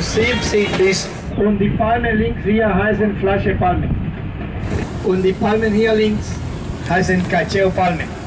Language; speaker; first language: German; non-native, learner; Spanish